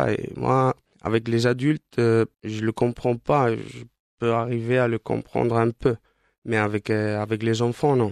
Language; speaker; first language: French; non-native, fluent; Spanish